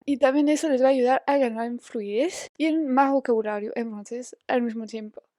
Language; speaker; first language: Spanish; non-native, fluent; French